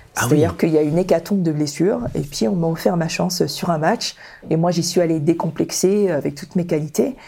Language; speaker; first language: French; early bilingual, other home language; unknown